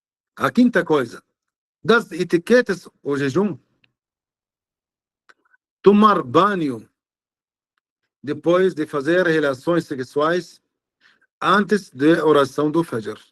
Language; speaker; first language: Portuguese; non-native, fluent; Arabic